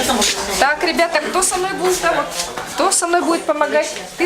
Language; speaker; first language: Russian; native; Russian